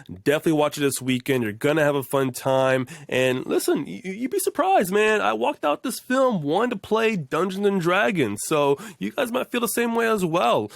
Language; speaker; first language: English; native; English